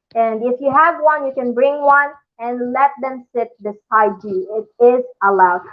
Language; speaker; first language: English; non-native, local second language; Filipino